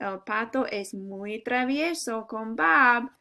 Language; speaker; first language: Spanish; non-native, fluent; English